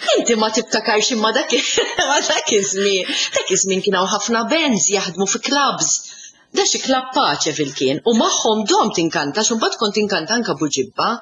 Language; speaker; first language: Maltese; early bilingual, other home language; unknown